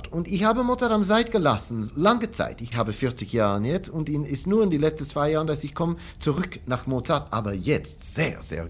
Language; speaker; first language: German; non-native, fluent; English